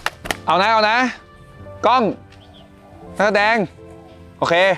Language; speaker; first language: Thai; native; Thai